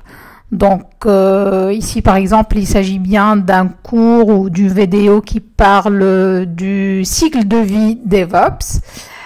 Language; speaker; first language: French; non-native, local second language; Arabic